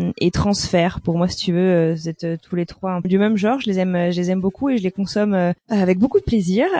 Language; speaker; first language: French; native; French